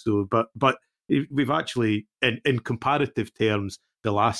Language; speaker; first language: English; native; English